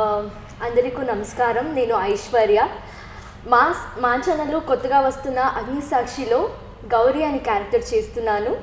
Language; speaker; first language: Telugu; non-native, learner; Kannada